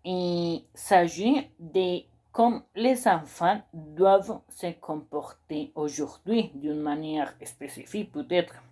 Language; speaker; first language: French; non-native, learner; Spanish